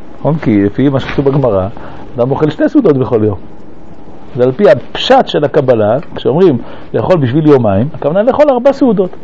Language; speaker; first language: Hebrew; early bilingual, other home language; French